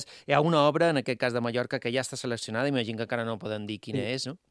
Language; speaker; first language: Catalan; native; Catalan